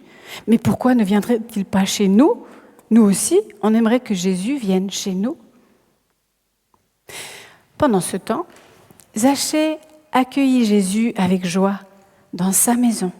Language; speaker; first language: French; native; French